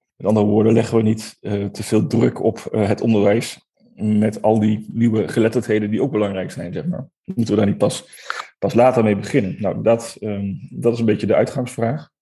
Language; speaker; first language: Dutch; native; Dutch